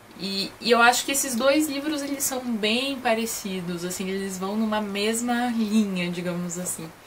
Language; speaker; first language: Portuguese; native; Portuguese